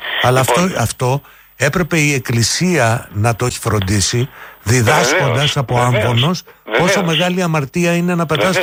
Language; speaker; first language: Greek; native; Greek